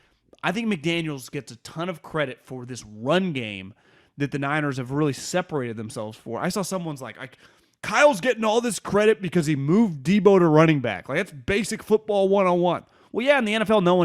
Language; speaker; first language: English; native; English